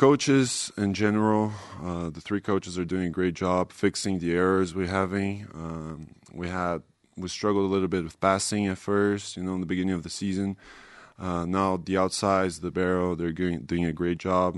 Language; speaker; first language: English; non-native, fluent; Portuguese